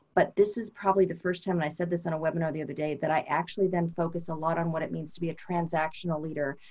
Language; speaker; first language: English; native; English